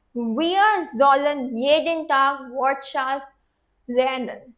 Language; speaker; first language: German; non-native, fluent; Hindi